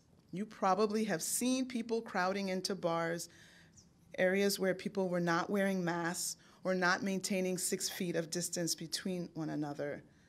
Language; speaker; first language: English; native; English